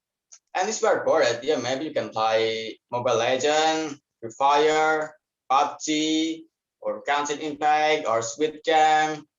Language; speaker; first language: English; non-native, learner; Indonesian